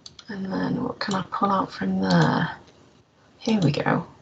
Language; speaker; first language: English; native; English